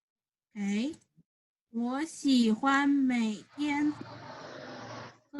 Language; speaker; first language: Chinese; non-native, fluent; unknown